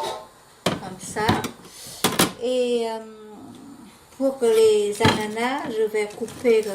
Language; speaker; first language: French; non-native, learner; Vietnamese